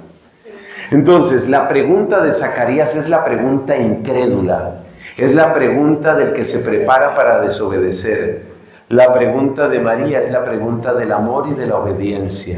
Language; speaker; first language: Spanish; native; Spanish